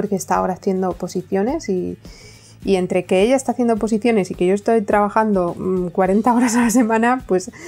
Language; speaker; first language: Spanish; native; Spanish